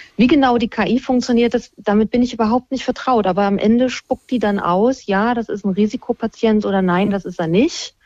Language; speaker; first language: German; non-native, fluent; Spanish